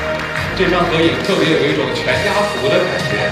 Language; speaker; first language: Chinese; native; Chinese